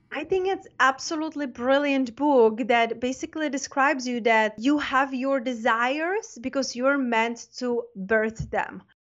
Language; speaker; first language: English; non-native, fluent; Czech